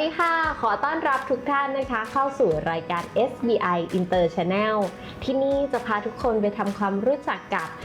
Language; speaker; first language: Thai; native; Thai